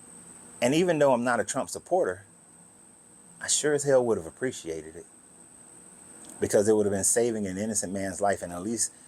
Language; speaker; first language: English; native; English